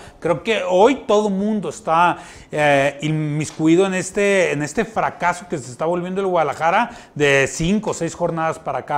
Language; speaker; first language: Spanish; native; Spanish